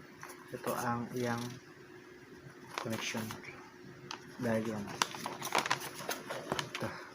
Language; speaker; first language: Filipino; non-native, local second language; Cebuano